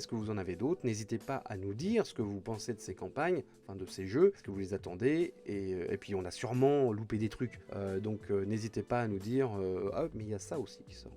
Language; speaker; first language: French; native; French